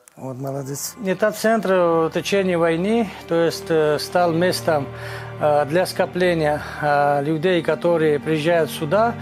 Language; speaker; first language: Russian; non-native, local second language; Georgian